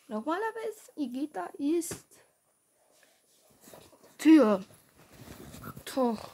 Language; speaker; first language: German; non-native, learner; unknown